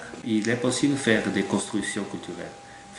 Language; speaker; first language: French; non-native, fluent; Portuguese